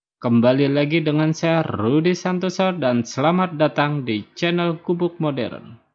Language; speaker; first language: Indonesian; native; Indonesian